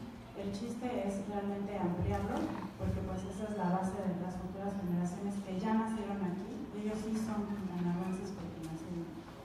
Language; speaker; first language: Spanish; native; Spanish